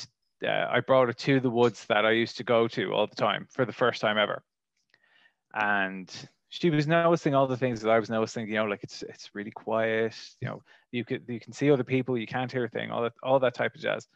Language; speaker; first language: English; native; English